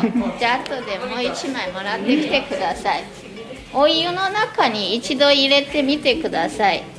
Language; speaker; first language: Japanese; non-native, fluent; Chinese